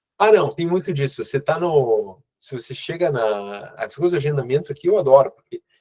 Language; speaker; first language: Portuguese; native; Portuguese